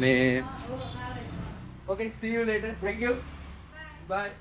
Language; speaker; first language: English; non-native, learner; Sinhala